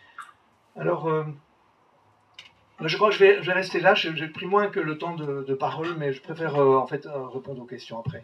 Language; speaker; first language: French; native; French